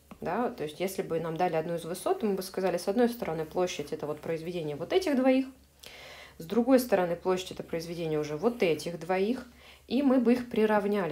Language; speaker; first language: Russian; native; Russian